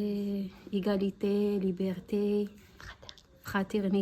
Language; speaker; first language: French; non-native, learner; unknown